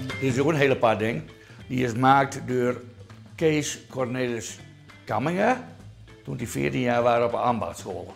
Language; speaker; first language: Dutch; non-native, local second language; Western Frisian